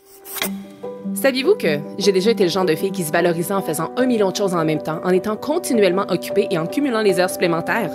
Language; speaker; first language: French; native; French